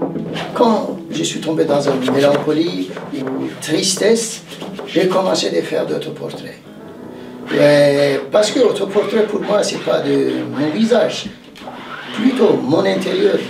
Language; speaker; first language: French; non-native, fluent; Turkish